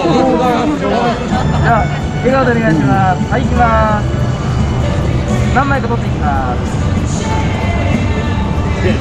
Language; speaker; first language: Japanese; native; Japanese